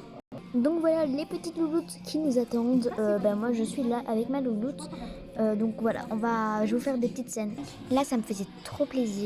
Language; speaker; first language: French; native; French